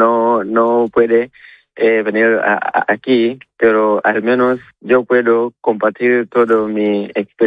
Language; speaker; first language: Spanish; non-native, learner; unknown